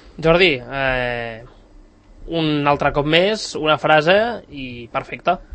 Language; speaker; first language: Catalan; native; Catalan